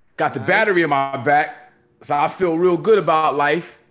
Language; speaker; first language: English; native; English